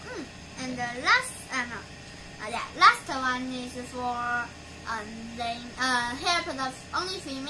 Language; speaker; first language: English; non-native, learner; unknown